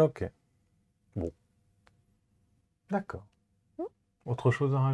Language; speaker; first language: French; native; French